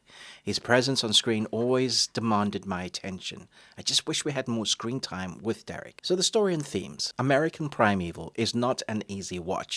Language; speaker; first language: English; native; English